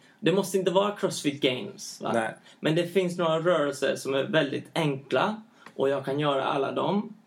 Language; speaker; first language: Swedish; early bilingual, heritage; Swedish